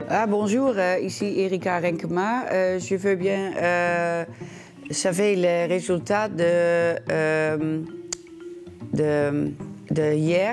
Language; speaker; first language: French; non-native, learner; Dutch